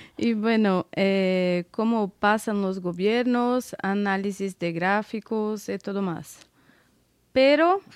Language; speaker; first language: Spanish; non-native, fluent; Portuguese